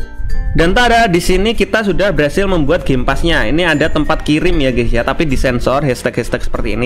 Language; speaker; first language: Indonesian; native; Indonesian